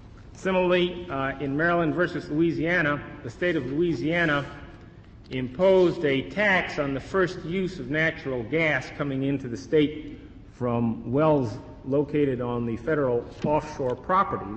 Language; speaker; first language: English; native; English